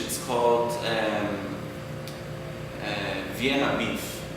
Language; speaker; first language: English; non-native, fluent; German